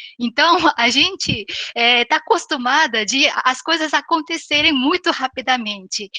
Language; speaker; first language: Portuguese; non-native, fluent; Korean